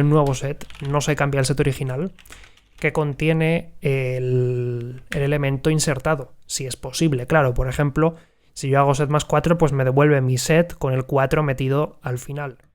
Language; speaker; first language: Spanish; native; Spanish